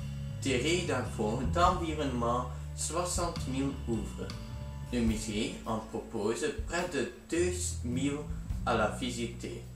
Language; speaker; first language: French; non-native, learner; Dutch